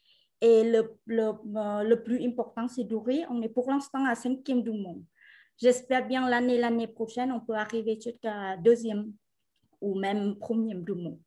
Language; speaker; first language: French; non-native, fluent; Vietnamese